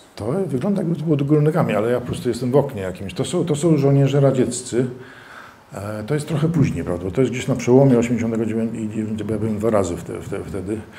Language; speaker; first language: Polish; early bilingual, heritage; Polish